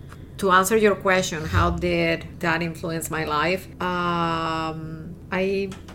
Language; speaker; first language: English; non-native, fluent; Spanish